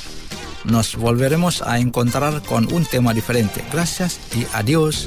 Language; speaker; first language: Spanish; non-native, fluent; Indonesian